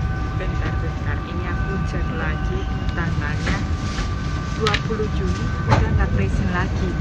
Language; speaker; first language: Indonesian; non-native, fluent; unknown